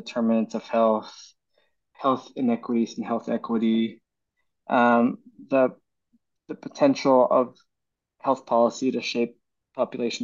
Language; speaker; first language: English; non-native, local second language; Filipino